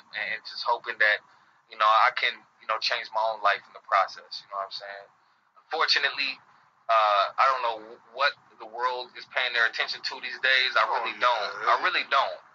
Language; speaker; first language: English; native; English